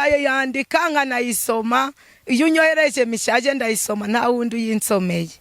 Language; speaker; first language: Kinyarwanda; native; Kinyarwanda